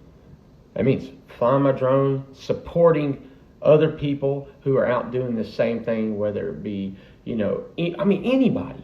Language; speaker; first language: English; native; English